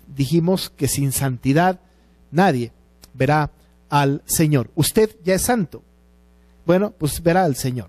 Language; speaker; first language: Spanish; native; Spanish